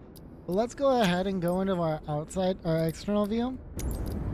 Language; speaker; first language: English; native; English